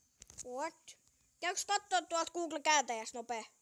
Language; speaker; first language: Finnish; native; Finnish